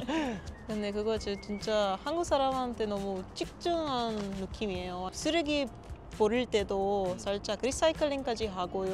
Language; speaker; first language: Korean; non-native, learner; Papiamento